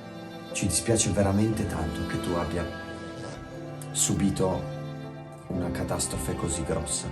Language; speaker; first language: Italian; native; Italian